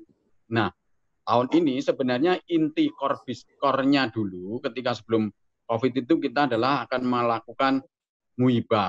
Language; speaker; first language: Indonesian; native; Indonesian